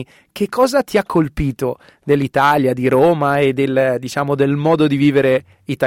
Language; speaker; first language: Italian; native; Italian